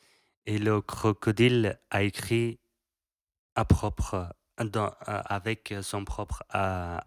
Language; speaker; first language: French; non-native, learner; Persian